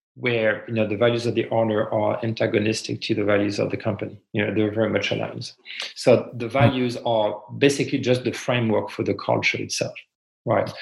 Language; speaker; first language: English; non-native, fluent; French